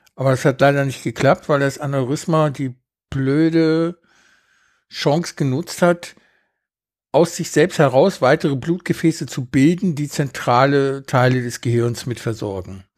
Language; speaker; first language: German; early bilingual, heritage; Spanish